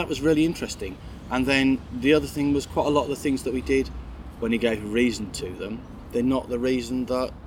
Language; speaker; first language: English; native; English